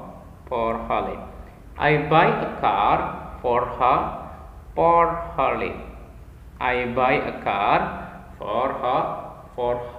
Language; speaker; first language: English; non-native, fluent; Indonesian